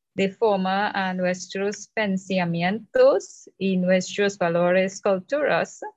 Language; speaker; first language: Spanish; non-native, learner; English